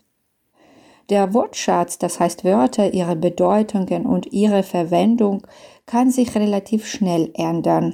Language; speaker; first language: German; non-native, fluent; Belarusian